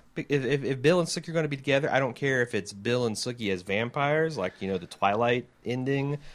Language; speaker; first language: English; native; English